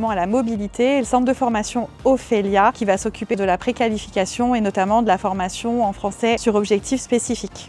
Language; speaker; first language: French; native; French